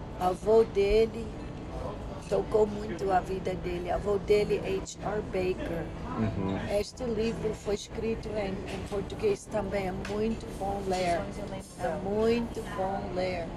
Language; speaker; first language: Portuguese; non-native, learner; English